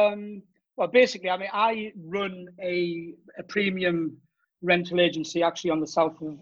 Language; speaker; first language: English; native; English